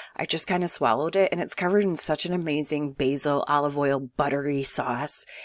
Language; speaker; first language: English; native; English